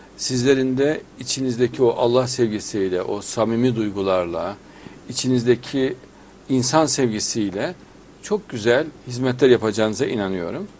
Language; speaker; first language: Turkish; native; Turkish